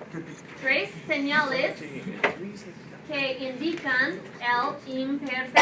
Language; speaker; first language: Spanish; non-native, fluent; English